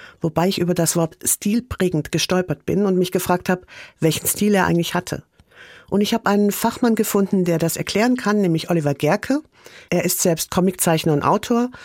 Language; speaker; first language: German; native; German